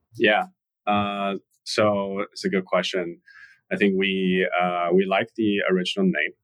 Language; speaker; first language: English; non-native, fluent; Chinese